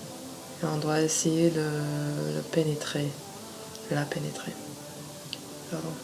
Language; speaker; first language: French; non-native, fluent; English